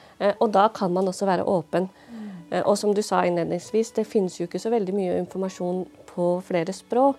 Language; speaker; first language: Norwegian; non-native, fluent; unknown